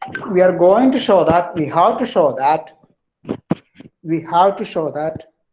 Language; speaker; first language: English; non-native, local second language; Malayalam